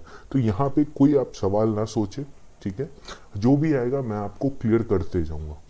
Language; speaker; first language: Hindi; native; Hindi